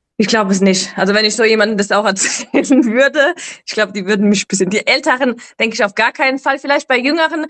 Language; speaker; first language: German; native; German